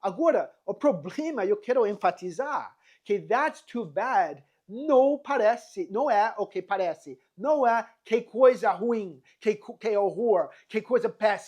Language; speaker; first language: Portuguese; non-native, fluent; English